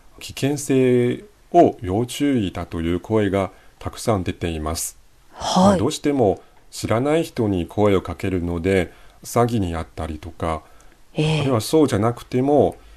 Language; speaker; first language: Japanese; non-native, fluent; Chinese